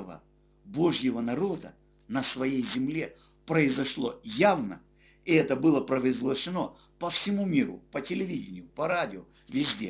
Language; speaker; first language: Russian; native; Russian